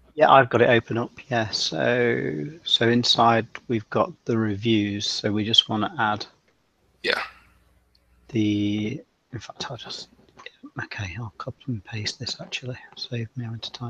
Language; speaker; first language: English; native; English